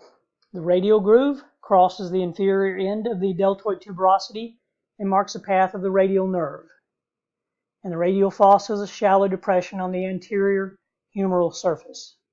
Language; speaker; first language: English; native; English